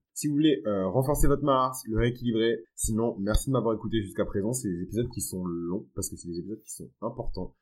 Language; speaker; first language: French; early bilingual, other home language; Fon